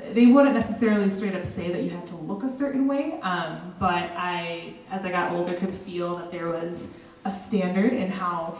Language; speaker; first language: English; native; English